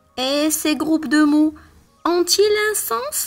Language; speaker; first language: French; non-native, local second language; Arabic